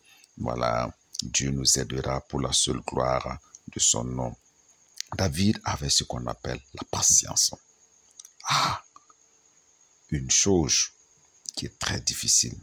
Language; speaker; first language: French; non-native, local second language; Mossi